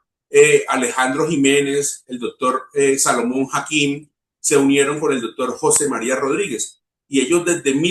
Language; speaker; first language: Spanish; native; Spanish